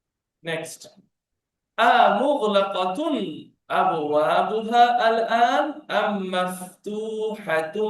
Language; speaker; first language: Arabic; non-native, fluent; Bangla